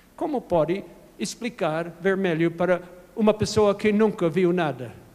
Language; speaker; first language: Portuguese; non-native, fluent; English